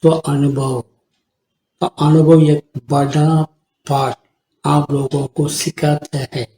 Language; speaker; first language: Hindi; non-native, local second language; Tamil